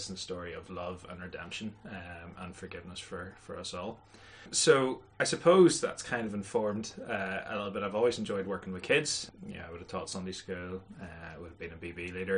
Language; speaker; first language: English; native; English